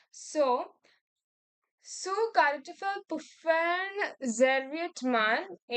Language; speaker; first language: German; non-native, learner; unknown